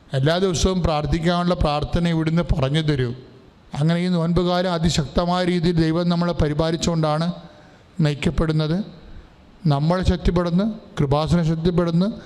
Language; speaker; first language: Malayalam; native; Malayalam